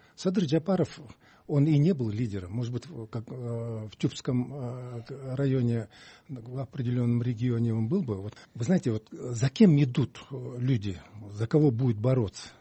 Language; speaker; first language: Russian; non-native, local second language; Kyrgyz